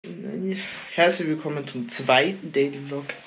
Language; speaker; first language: German; native; German